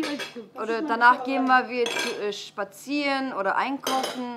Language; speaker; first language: German; non-native, fluent; Turkish